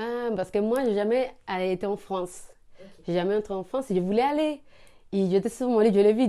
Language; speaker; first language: French; non-native, learner; Spanish